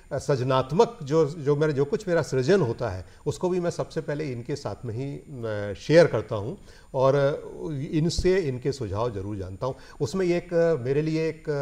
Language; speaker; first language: Hindi; native; Hindi